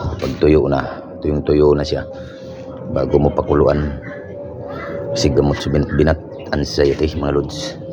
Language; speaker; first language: Filipino; non-native, local second language; Cebuano